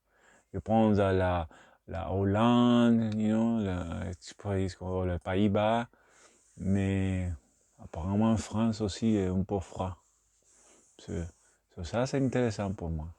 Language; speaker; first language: French; non-native, learner; Spanish